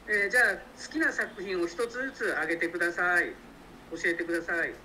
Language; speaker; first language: Japanese; native; Japanese